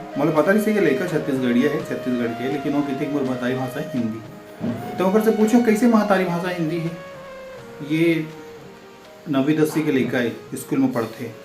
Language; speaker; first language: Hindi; non-native, local second language; Chhattisgarhi